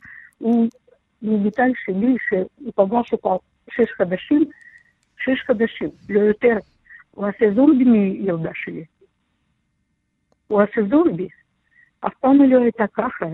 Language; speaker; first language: Hebrew; non-native, learner; Russian